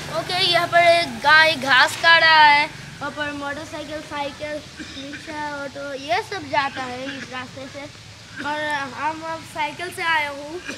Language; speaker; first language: Hindi; non-native, learner; Bangla